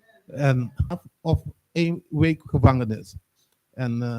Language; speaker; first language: Dutch; non-native, local second language; Papiamento